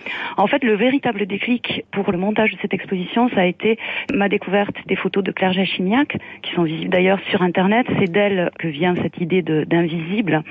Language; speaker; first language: French; native; French